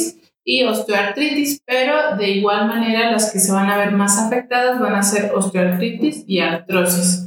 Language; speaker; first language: Spanish; native; Spanish